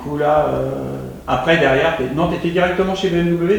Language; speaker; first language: French; native; French